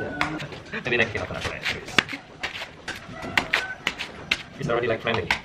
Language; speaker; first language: English; non-native, learner; Balinese